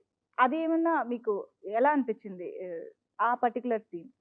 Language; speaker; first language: Telugu; native; Telugu